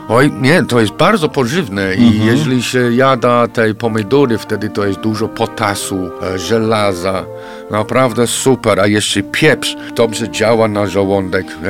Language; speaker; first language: Polish; non-native, fluent; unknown